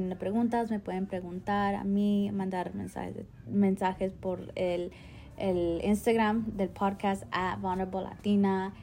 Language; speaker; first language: Spanish; early bilingual, heritage; Spanish